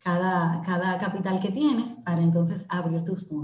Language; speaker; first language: Spanish; native; Spanish